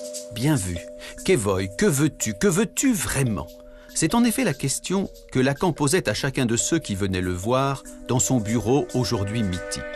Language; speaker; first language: French; native; French